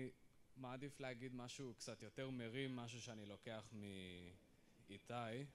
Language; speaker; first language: Hebrew; non-native, fluent; English